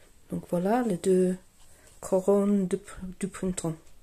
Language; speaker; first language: French; non-native, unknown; English